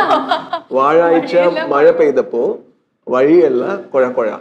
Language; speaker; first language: Malayalam; non-native, learner; Kannada